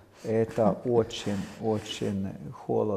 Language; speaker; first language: Russian; non-native, fluent; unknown